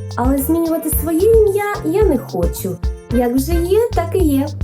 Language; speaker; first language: Ukrainian; non-native, local second language; Russian